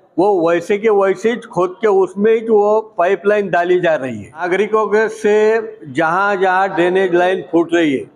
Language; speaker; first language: Hindi; non-native, local second language; Marathi